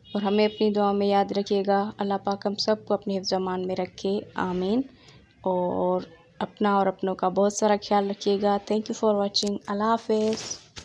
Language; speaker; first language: Urdu; non-native, local second language; Sindhi